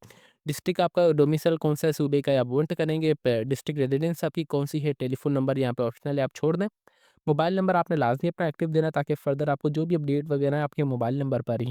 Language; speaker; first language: Hindi; non-native, local second language; Punjabi